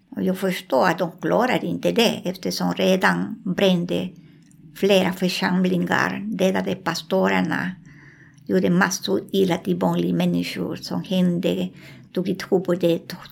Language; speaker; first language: Swedish; non-native, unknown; Spanish